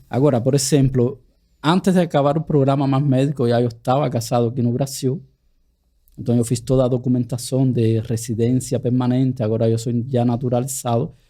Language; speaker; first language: Portuguese; non-native, fluent; Spanish